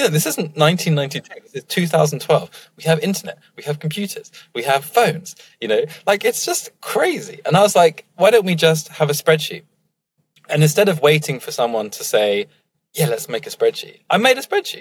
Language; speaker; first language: English; native; English